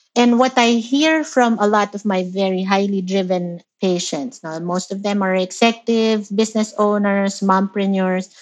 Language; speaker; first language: English; non-native, local second language; Filipino